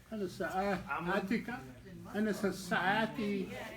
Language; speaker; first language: Arabic; non-native, learner; English